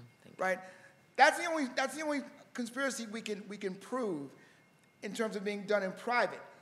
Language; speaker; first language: English; native; English